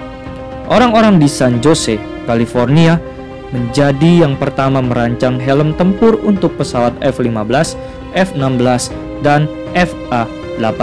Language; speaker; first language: Indonesian; native; Indonesian